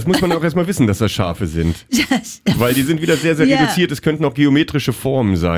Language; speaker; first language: German; native; German